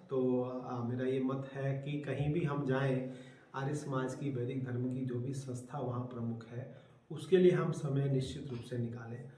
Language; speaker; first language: Hindi; native; Hindi